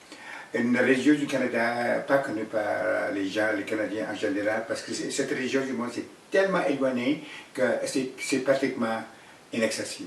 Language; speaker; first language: French; non-native, fluent; Cree